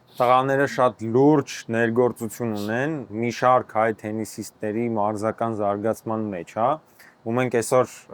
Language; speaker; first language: Armenian; native; Armenian